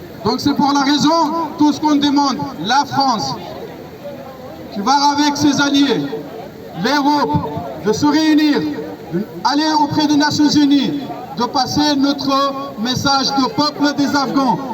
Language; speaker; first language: French; non-native, fluent; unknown